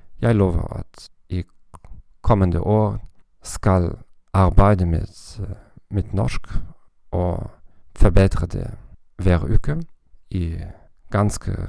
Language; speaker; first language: Norwegian; non-native, learner; German